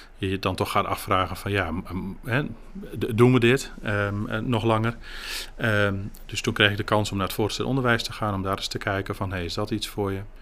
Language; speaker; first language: Dutch; native; Dutch